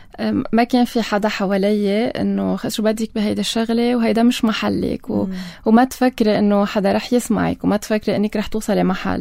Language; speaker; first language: Arabic; native; Arabic